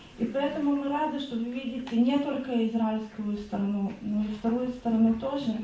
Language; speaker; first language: Russian; non-native, learner; Hebrew